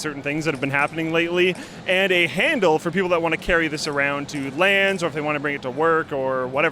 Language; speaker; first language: English; native; English